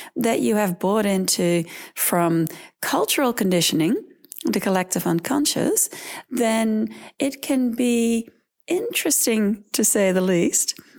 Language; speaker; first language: English; early bilingual, other home language; Dutch